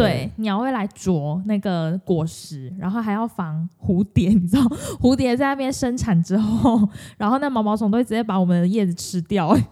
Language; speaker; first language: Chinese; native; Chinese